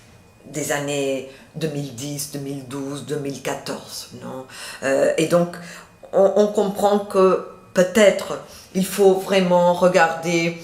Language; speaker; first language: French; non-native, fluent; Portuguese